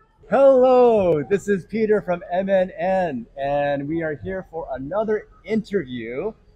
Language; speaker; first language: English; native; English